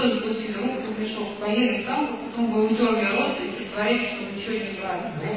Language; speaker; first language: Russian; native; Russian